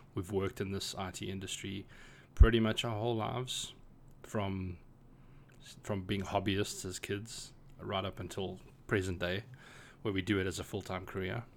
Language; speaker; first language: English; native; English